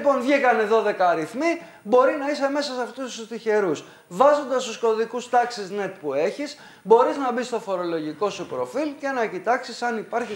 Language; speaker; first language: Greek; native; Greek